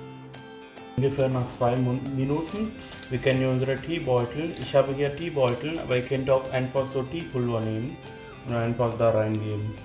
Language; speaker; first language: German; non-native, fluent; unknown